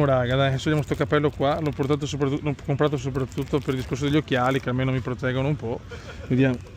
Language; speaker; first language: Italian; native; Italian